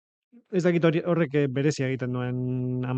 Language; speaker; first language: Basque; native; Basque